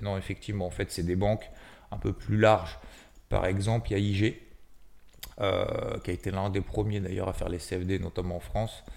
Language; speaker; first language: French; native; French